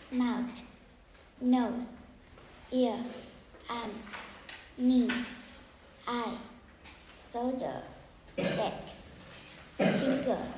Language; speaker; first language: English; non-native, learner; Vietnamese